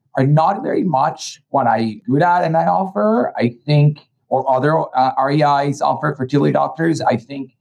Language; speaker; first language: English; early bilingual, other home language; Spanish